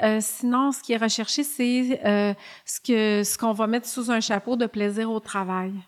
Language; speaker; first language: French; native; French